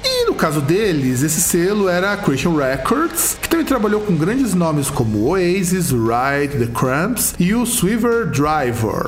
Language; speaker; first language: Portuguese; native; Portuguese